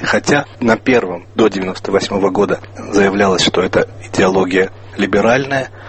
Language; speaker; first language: Russian; non-native, local second language; Armenian